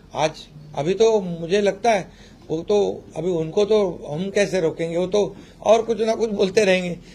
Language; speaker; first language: Hindi; non-native, local second language; Marathi